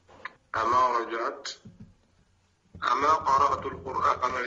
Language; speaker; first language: Arabic; non-native, learner; French